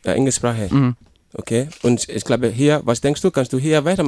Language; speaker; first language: German; non-native, learner; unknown